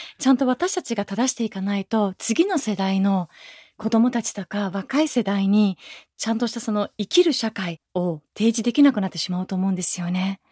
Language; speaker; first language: Japanese; early bilingual, other home language; Persian